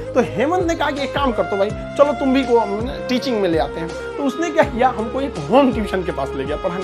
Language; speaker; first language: Hindi; native; Hindi